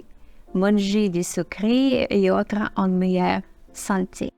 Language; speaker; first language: French; non-native, fluent; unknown